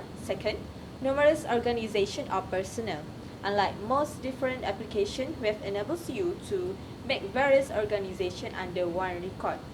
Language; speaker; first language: English; non-native, learner; Malay